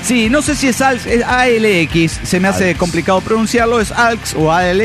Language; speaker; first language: Spanish; native; Spanish